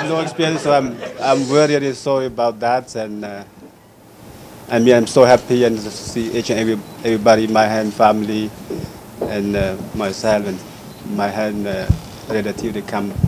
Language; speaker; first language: English; non-native, learner; Khmer